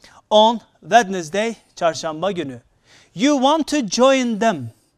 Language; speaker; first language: English; non-native, fluent; Turkish